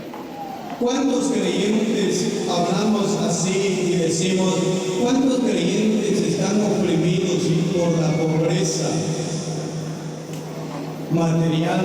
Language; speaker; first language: Spanish; native; Spanish